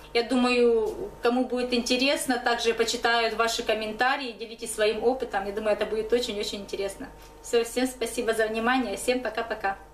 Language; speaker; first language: Russian; native; Russian